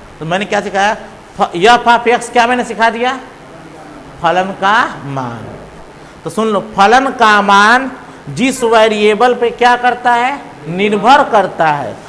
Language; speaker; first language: Hindi; native; Hindi